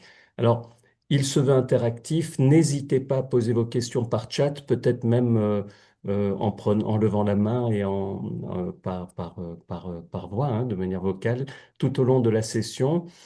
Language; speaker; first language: French; native; French